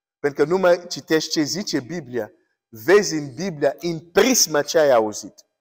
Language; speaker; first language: Romanian; non-native, fluent; English